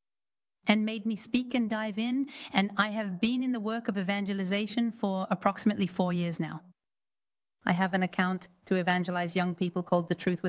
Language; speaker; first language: English; non-native, fluent; Spanish